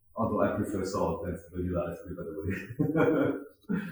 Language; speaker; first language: English; non-native, fluent; German